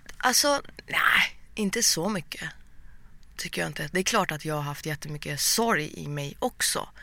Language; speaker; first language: Swedish; early bilingual, other home language; Persian